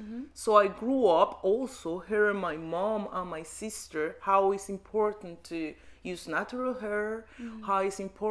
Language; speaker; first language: English; non-native, learner; Spanish